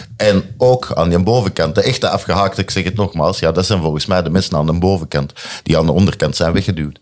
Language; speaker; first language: Dutch; native; Dutch